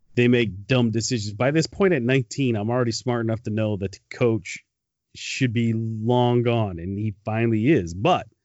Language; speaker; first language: English; native; English